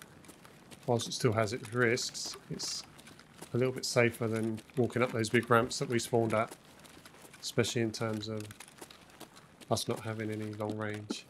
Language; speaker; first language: English; native; English